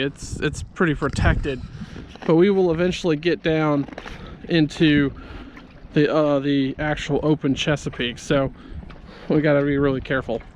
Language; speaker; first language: English; native; English